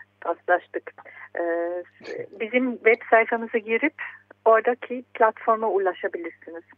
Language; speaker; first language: Turkish; non-native, fluent; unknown